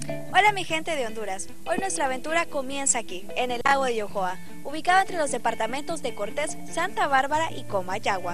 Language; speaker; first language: Spanish; native; Spanish